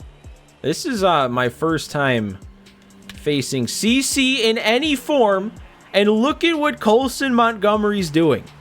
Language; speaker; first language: English; native; English